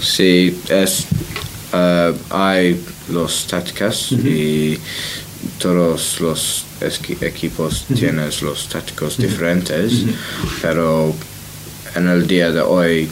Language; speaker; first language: Spanish; non-native, learner; English